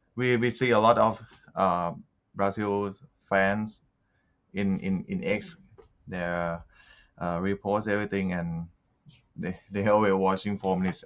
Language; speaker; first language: English; non-native, learner; Thai